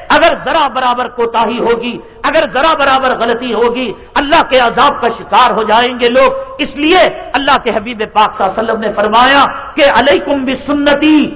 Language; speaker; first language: Urdu; native; Urdu